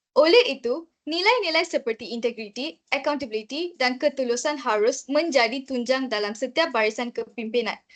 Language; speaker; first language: Malay; non-native, local second language; Tamil